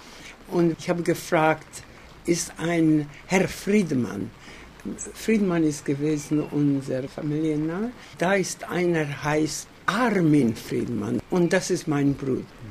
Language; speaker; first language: German; non-native, fluent; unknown